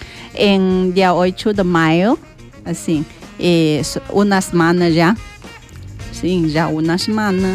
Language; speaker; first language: Spanish; non-native, learner; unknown